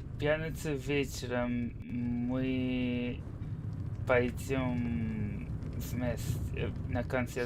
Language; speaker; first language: Russian; non-native, learner; English